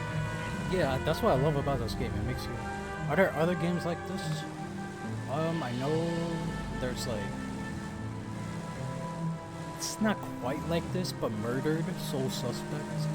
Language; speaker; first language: English; native; English